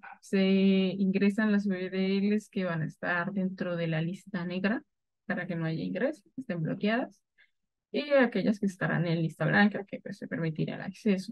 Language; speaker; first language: Spanish; native; Spanish